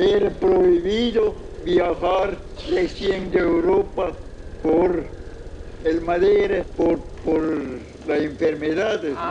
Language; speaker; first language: Spanish; non-native, fluent; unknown